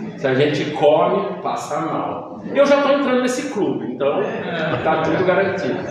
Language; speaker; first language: Portuguese; native; Portuguese